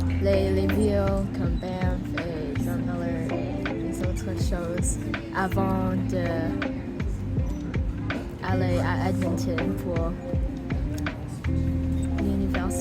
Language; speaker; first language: French; non-native, learner; English